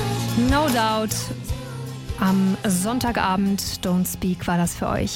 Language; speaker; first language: German; native; German